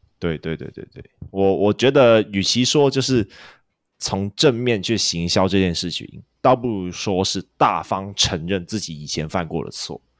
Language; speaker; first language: Chinese; non-native, local second language; Cantonese